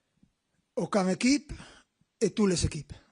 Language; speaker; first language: French; non-native, fluent; Spanish